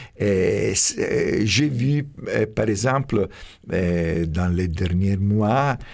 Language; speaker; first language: French; non-native, fluent; Italian